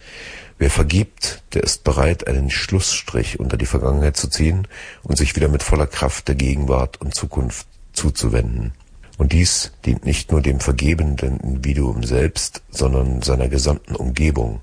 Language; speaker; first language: German; native; German